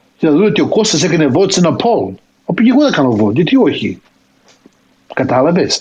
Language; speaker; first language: Greek; early bilingual, heritage; Greek